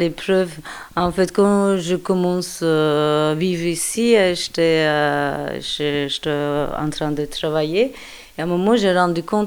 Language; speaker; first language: French; non-native, fluent; Turkish